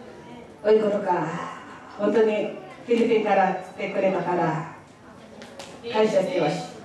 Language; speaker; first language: Japanese; non-native, fluent; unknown